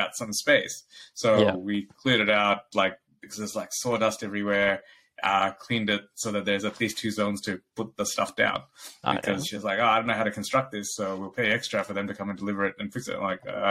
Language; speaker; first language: English; non-native, local second language; Bangla